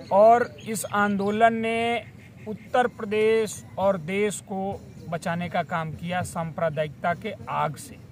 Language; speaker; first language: Hindi; native; Hindi